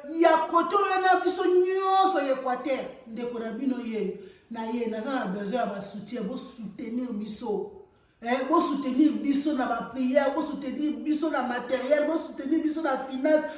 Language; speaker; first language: Lingala; non-native, local second language; Mongo